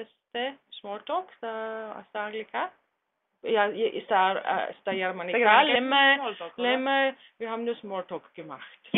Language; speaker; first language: Greek; non-native, learner; German